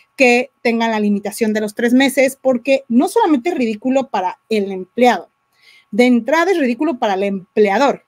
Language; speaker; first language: Spanish; native; Spanish